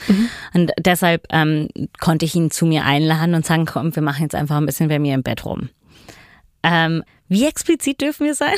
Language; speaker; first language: German; non-native, fluent; Italian